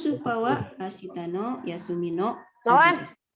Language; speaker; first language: Japanese; non-native, fluent; Indonesian